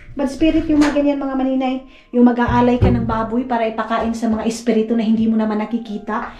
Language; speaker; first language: Filipino; non-native, local second language; Cebuano